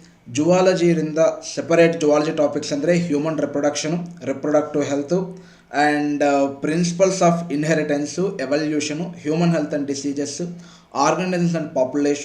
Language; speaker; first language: Kannada; non-native, fluent; Telugu